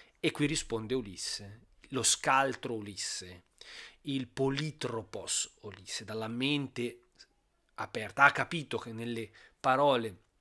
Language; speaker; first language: Italian; native; Italian